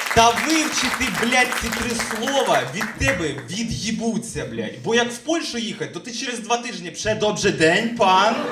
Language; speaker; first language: Ukrainian; non-native, local second language; Russian